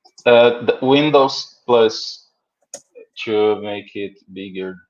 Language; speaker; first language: English; non-native, fluent; Portuguese